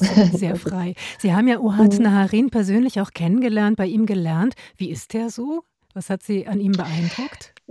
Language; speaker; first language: German; native; German